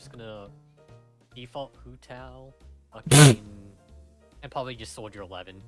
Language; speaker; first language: English; native; English